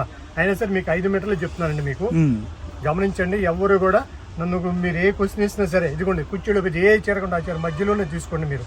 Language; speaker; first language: Telugu; native; Telugu